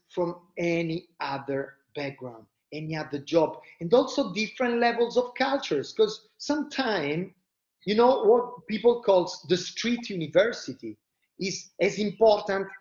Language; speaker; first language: English; non-native, fluent; Italian